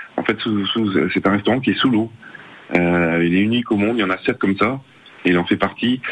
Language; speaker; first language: French; native; French